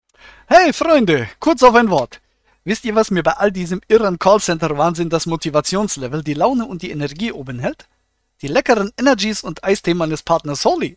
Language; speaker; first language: German; native; German